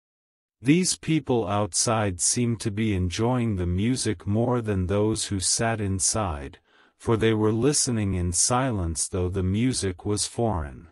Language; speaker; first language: English; non-native, local second language; Urdu